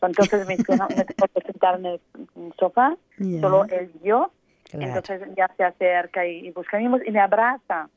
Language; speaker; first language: Spanish; native; Spanish